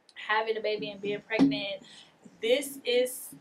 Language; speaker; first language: English; native; English